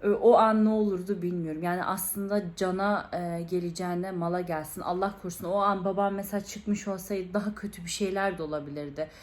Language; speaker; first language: Turkish; early bilingual, heritage; Turkish